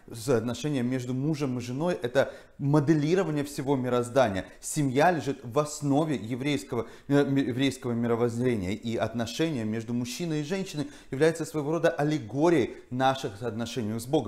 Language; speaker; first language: Russian; native; Russian